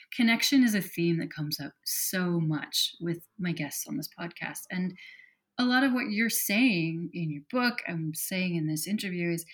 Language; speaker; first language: English; native; English